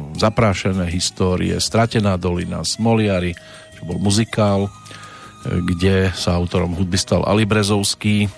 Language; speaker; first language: Slovak; native; Slovak